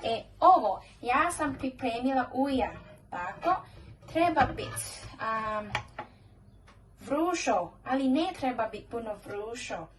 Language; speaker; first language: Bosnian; non-native, learner; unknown